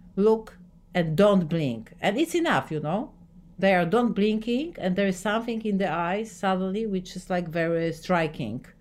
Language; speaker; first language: English; non-native, fluent; Polish